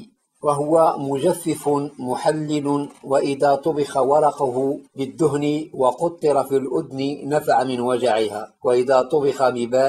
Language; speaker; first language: Arabic; native; Arabic